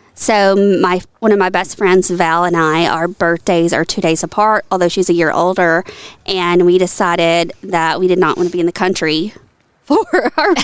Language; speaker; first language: English; native; English